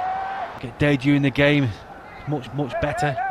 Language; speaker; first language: English; native; English